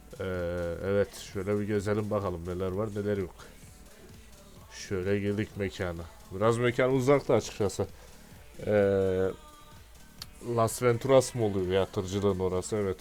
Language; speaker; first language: Turkish; native; Turkish